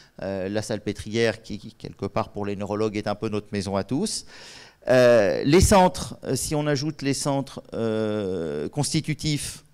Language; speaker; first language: French; native; French